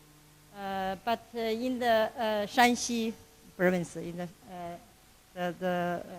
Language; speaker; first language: English; non-native, learner; Chinese